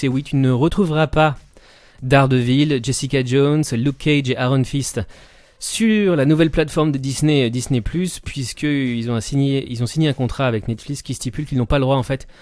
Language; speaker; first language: French; native; French